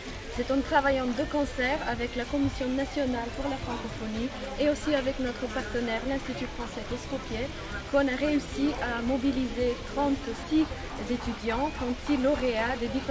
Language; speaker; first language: French; non-native, fluent; Macedonian